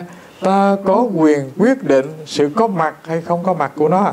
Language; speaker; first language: Vietnamese; native; Vietnamese